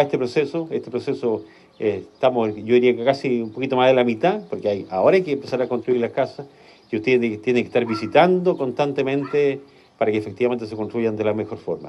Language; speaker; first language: Spanish; native; Spanish